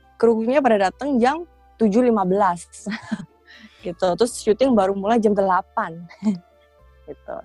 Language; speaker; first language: Indonesian; native; Indonesian